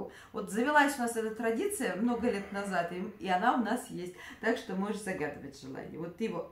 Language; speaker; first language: Russian; native; Russian